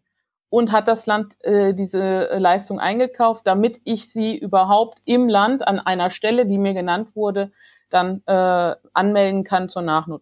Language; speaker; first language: German; native; German